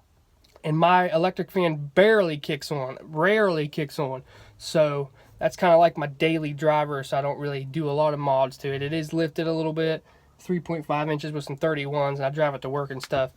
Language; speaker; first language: English; native; English